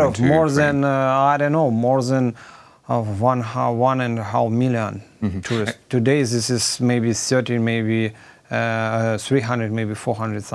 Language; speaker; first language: English; non-native, learner; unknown